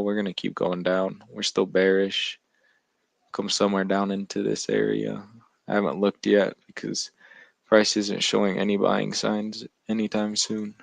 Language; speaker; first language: English; native; English